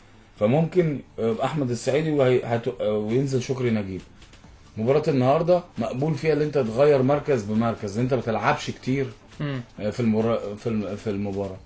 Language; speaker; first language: Arabic; native; Arabic